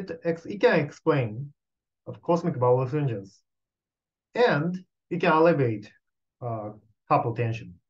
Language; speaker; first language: English; non-native, fluent; Japanese